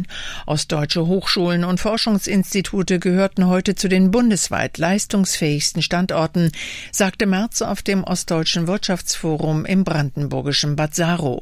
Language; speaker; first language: German; native; German